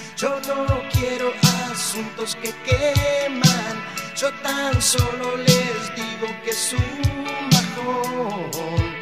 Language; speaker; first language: Spanish; native; Spanish